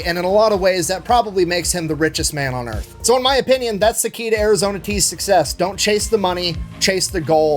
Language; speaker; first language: English; native; English